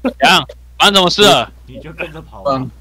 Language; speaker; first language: Chinese; native; Chinese